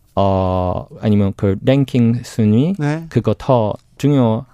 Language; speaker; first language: Korean; non-native, fluent; English